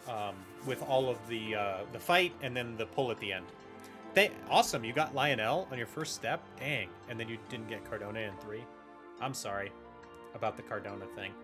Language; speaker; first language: English; native; English